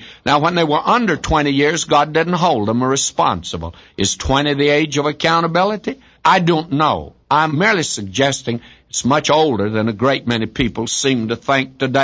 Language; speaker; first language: English; native; English